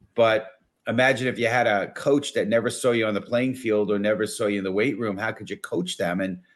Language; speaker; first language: English; native; English